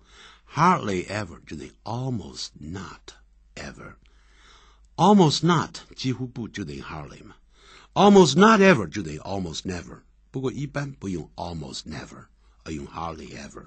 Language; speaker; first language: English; non-native, fluent; Chinese